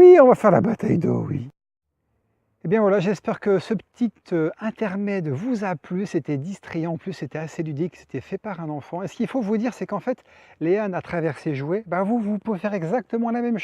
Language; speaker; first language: French; native; French